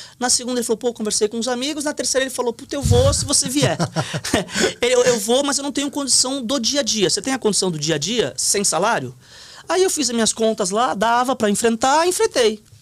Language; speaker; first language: Portuguese; native; Portuguese